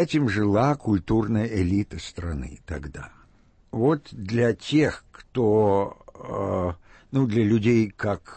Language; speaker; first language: Russian; native; Russian